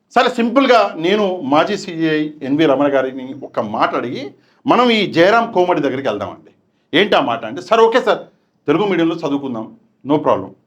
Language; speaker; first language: Telugu; non-native, local second language; Urdu